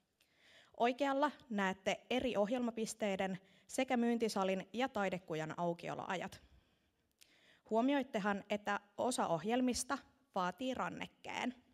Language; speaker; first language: Finnish; native; Finnish